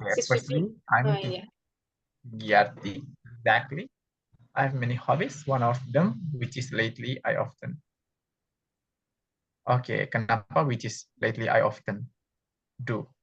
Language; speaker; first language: English; non-native, fluent; Indonesian